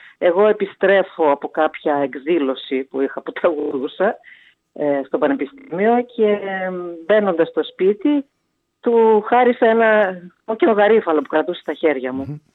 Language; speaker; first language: Greek; early bilingual, heritage; Greek